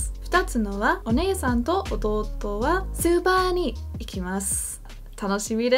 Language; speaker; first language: Japanese; non-native, fluent; English